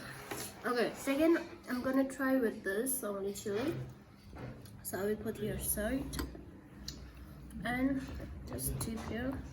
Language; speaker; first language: English; non-native, learner; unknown